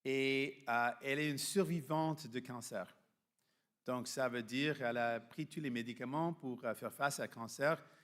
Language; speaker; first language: French; non-native, fluent; English